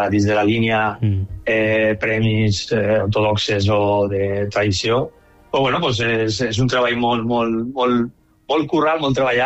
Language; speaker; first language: Catalan; native; Catalan